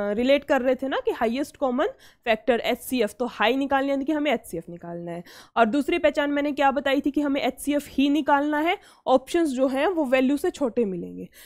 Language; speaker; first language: Hindi; native; Hindi